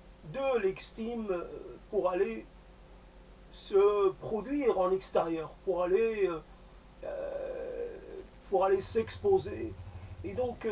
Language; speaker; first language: French; native; French